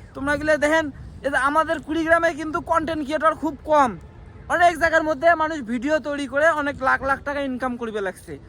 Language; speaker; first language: Bangla; native; Bangla